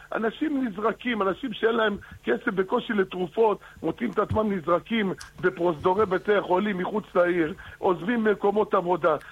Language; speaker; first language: Hebrew; native; Hebrew